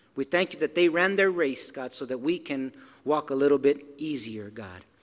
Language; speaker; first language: English; early bilingual, other home language; Spanish